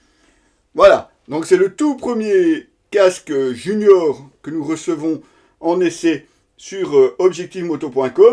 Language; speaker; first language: French; native; French